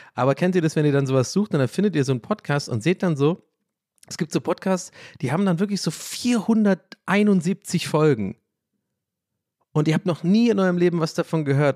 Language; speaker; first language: German; early bilingual, other home language; English